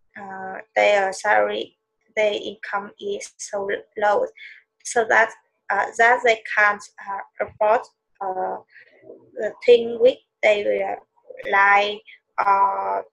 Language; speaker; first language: English; non-native, learner; Vietnamese